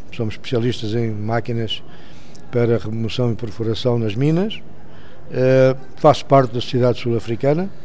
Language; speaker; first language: Portuguese; native; Portuguese